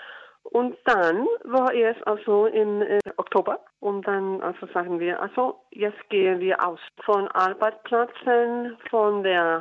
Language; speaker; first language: German; non-native, learner; Icelandic